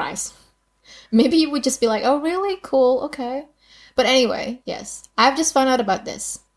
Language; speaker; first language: English; non-native, fluent; Indonesian